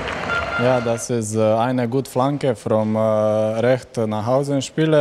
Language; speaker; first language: German; non-native, learner; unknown